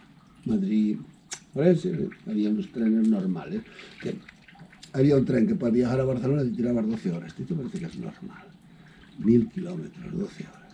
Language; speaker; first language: Spanish; non-native, local second language; Galician